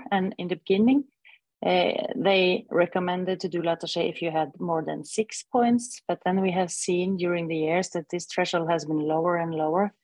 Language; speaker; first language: English; non-native, fluent; Norwegian